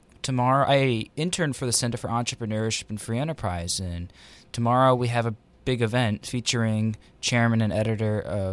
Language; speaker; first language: English; native; English